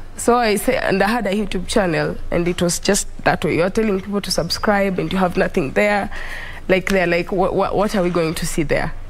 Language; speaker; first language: English; non-native, local second language; Luo (Kenya and Tanzania)